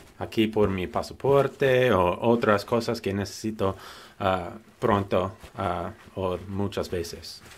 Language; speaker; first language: Spanish; non-native, learner; English